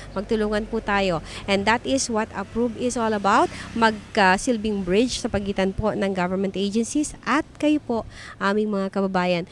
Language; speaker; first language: Filipino; native; Filipino